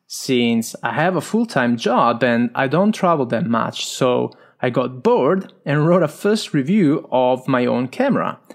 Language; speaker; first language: English; non-native, fluent; Italian